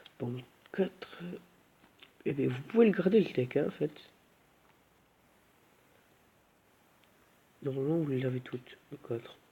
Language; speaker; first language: French; native; French